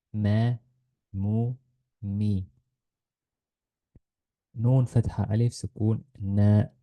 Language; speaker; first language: Arabic; non-native, fluent; Estonian